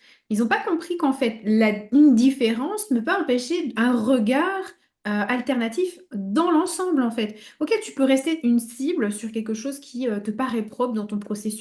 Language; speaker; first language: French; native; French